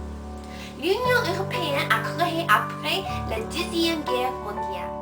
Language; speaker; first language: French; non-native, learner; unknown